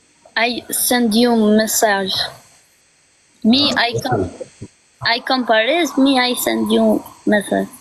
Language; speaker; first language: English; non-native, learner; Albanian